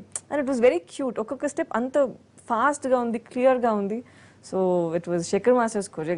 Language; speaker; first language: Telugu; non-native, fluent; Tamil